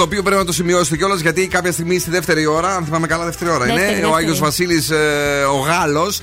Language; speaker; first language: Greek; native; Greek